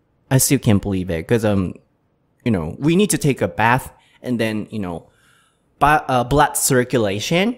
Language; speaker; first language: English; non-native, fluent; Japanese